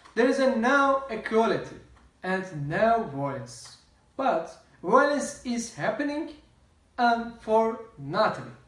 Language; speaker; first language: English; non-native, learner; Turkish